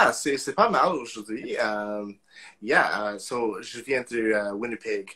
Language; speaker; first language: French; non-native, local second language; English